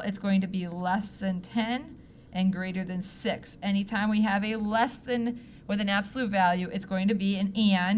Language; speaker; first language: English; native; English